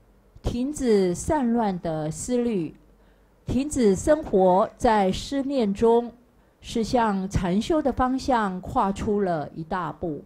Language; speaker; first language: Chinese; native; Chinese